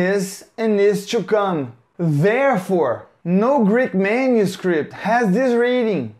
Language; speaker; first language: English; non-native, fluent; Portuguese